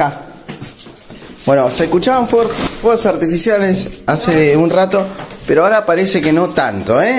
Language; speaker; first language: Spanish; native; Spanish